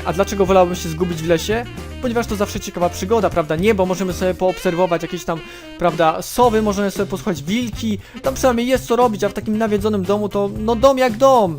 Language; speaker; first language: Polish; native; Polish